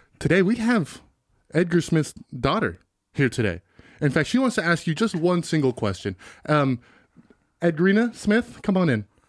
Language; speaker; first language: English; native; English